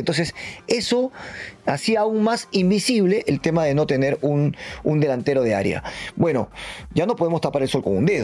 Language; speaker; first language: Spanish; native; Spanish